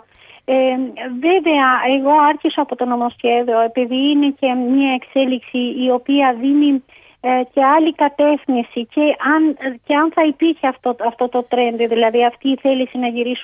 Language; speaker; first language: Greek; non-native, fluent; Albanian